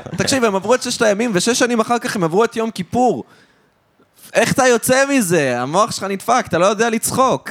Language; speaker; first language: Hebrew; early bilingual, other home language; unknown